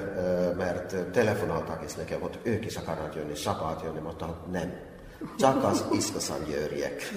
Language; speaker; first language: Hungarian; non-native, fluent; Finnish